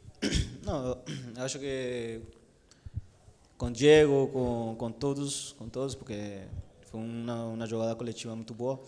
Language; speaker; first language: Portuguese; non-native, fluent; Spanish